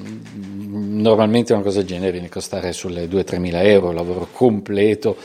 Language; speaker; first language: Italian; native; Italian